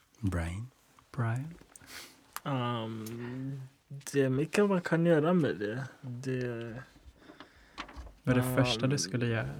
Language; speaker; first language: Swedish; non-native, local second language; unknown